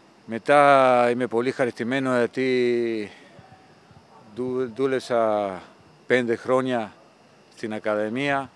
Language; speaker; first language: Greek; non-native, fluent; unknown